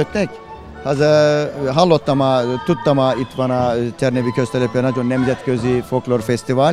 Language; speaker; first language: Hungarian; non-native, learner; Turkish